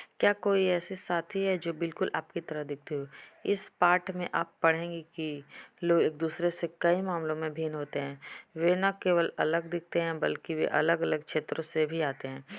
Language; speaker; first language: Hindi; native; Hindi